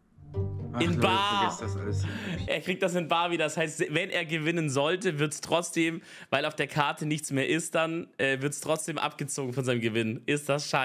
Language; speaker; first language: German; native; German